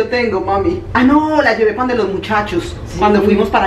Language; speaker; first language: Spanish; native; Spanish